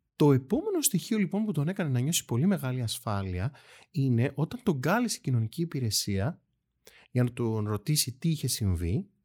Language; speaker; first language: Greek; native; Greek